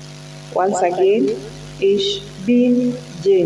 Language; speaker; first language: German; non-native, learner; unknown